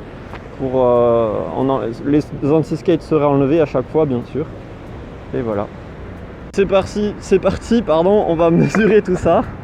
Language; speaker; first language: French; native; French